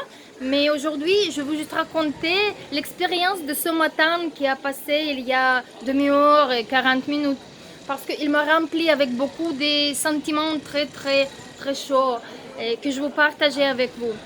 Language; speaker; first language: French; non-native, fluent; Russian